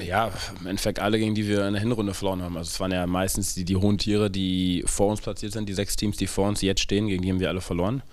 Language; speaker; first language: German; native; German